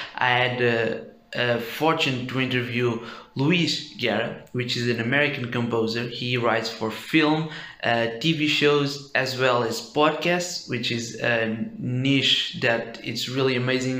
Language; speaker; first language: English; non-native, fluent; Portuguese